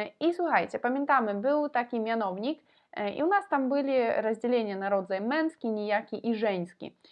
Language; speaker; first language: Polish; non-native, fluent; Russian